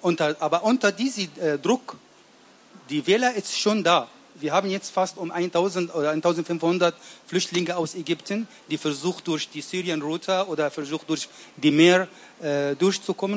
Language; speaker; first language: German; non-native, learner; Arabic